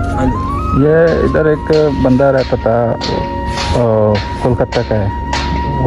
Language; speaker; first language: Hindi; non-native, learner; Bangla